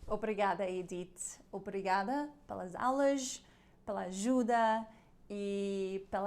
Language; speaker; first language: Portuguese; non-native, learner; German